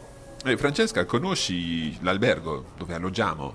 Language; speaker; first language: Italian; non-native, fluent; English